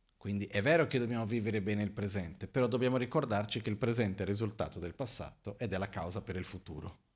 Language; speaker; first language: Italian; non-native, fluent; Portuguese